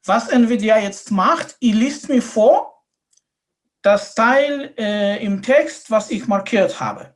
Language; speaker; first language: German; non-native, fluent; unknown